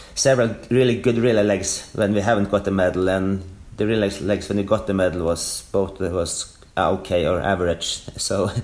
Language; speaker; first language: English; non-native, fluent; Norwegian